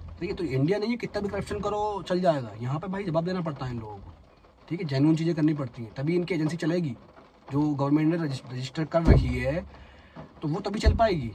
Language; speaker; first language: Hindi; native; Hindi